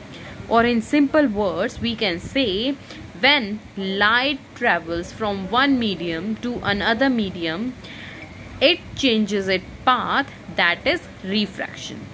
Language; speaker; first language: English; non-native, local second language; Hindi